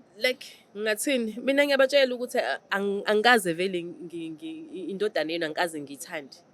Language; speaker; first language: Zulu; non-native, local second language; Xhosa